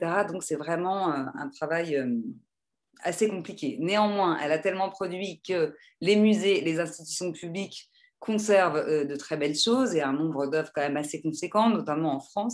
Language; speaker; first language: French; native; French